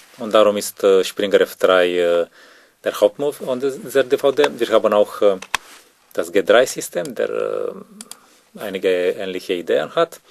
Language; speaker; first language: German; non-native, learner; Romanian